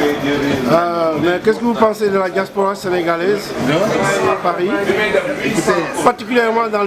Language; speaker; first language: French; non-native, local second language; Wolof